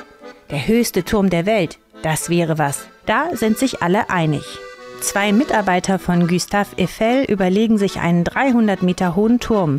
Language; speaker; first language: German; native; German